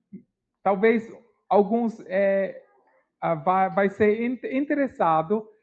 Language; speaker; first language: Portuguese; non-native, learner; English